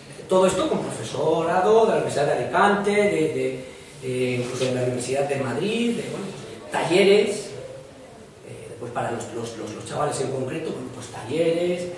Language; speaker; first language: Spanish; native; Spanish